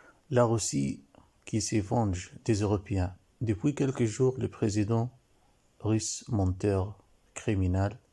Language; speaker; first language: French; non-native, learner; Arabic